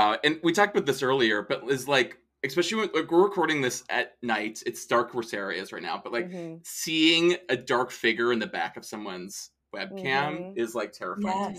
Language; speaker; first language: English; native; English